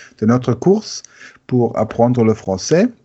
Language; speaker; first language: French; non-native, learner; German